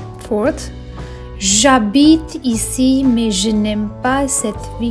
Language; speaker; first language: French; non-native, fluent; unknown